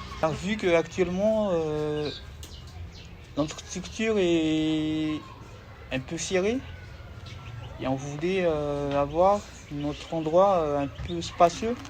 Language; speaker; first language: French; non-native, local second language; Malagasy